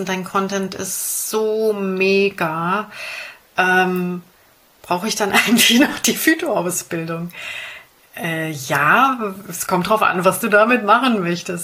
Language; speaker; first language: German; native; German